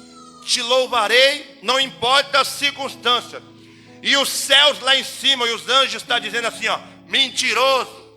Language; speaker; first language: Portuguese; native; Portuguese